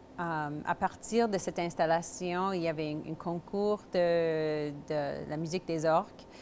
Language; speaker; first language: French; non-native, local second language; English